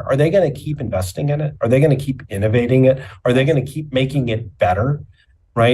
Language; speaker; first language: English; native; English